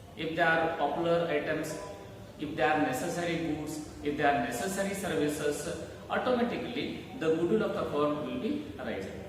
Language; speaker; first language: English; non-native, local second language; Kannada